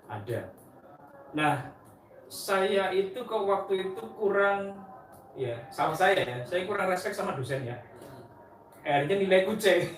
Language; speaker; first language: Indonesian; native; Indonesian